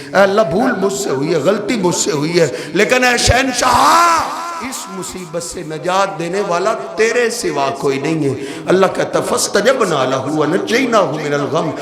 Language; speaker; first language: Urdu; non-native, local second language; Punjabi